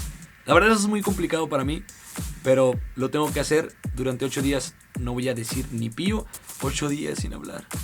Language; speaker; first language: Spanish; native; Spanish